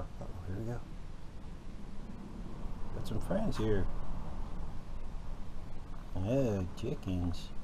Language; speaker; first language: English; native; English